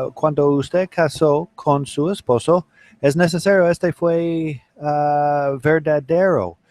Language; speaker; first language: Spanish; non-native, learner; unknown